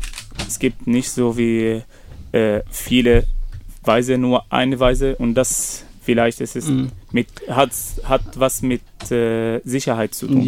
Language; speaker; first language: German; non-native, fluent; Arabic